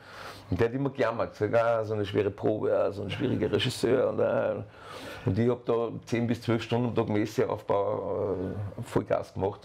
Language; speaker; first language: German; native; German